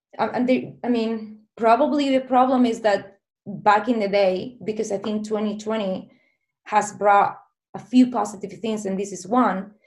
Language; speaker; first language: English; non-native, fluent; Spanish